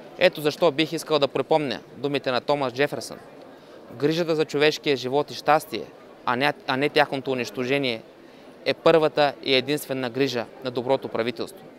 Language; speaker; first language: Bulgarian; non-native, local second language; Turkish